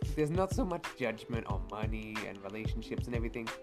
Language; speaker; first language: English; native; English